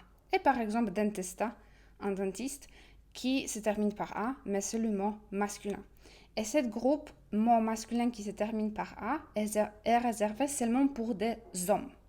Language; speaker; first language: French; non-native, fluent; Polish